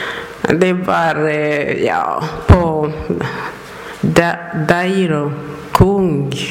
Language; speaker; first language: Swedish; non-native, learner; Persian